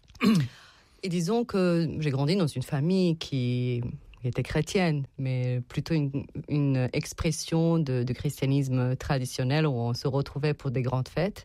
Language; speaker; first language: French; non-native, fluent; Serbian